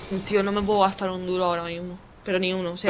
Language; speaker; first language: Spanish; native; Spanish